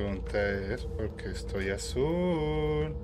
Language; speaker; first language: Spanish; native; Spanish